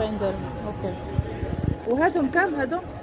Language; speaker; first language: Arabic; native; Arabic